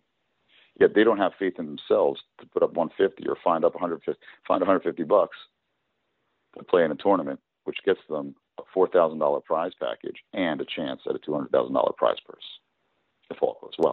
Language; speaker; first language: English; native; English